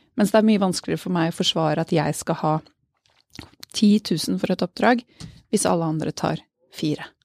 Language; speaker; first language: Norwegian; native; Norwegian